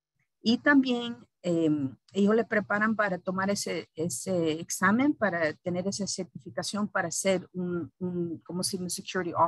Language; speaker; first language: Spanish; early bilingual, heritage; Spanish